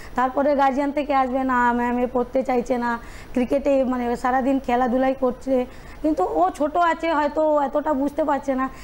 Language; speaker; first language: Bangla; non-native, local second language; Hindi